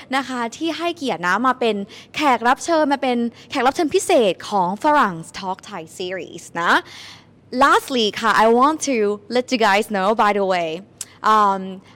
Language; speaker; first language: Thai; native; Thai